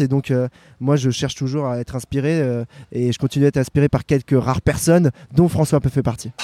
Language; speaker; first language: French; native; French